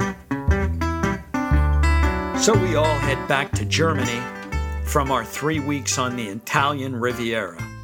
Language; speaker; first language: English; native; English